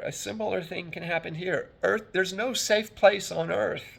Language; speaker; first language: English; native; English